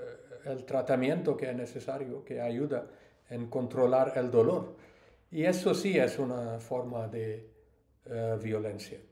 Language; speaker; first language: Spanish; non-native, learner; English